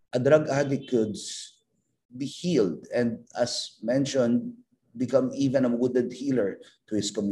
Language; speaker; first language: English; non-native, local second language; Filipino